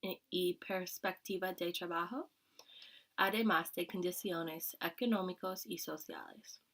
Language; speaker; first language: Spanish; non-native, learner; English